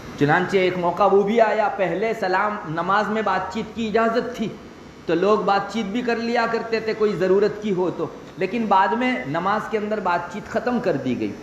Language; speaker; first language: Urdu; non-native, local second language; Gujarati